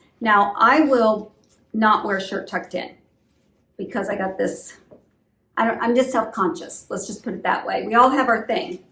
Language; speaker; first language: English; native; English